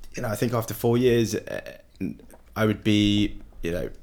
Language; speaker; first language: English; native; English